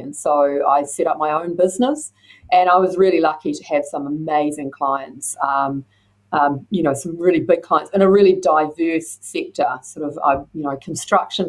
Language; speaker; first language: English; native; English